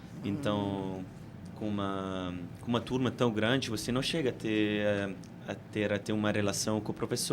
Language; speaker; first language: Portuguese; non-native, fluent; Italian